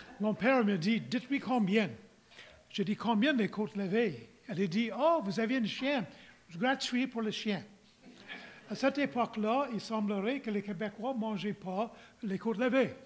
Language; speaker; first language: French; non-native, local second language; English